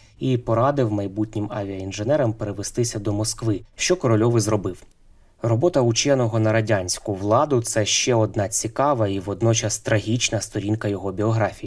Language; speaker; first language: Ukrainian; native; Ukrainian